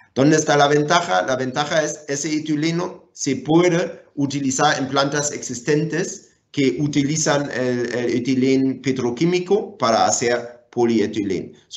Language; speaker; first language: Spanish; non-native, fluent; German